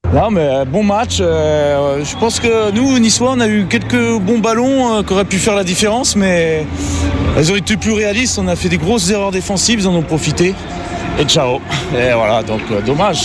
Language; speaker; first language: French; native; French